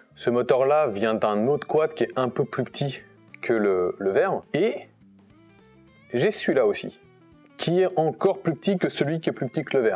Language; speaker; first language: French; native; French